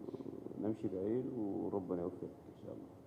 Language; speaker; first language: Arabic; native; Arabic